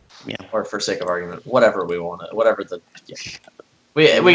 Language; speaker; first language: English; native; English